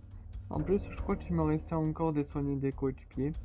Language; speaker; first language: French; native; French